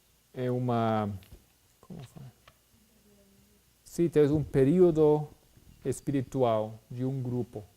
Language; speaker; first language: Portuguese; non-native, fluent; Spanish